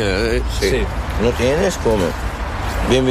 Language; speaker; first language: Spanish; non-native, learner; Arabic